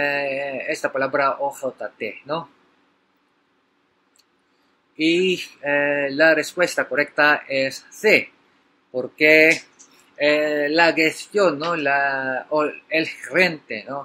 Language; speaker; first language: Spanish; non-native, learner; Filipino